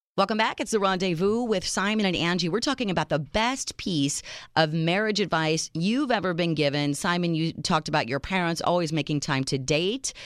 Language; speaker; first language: English; native; English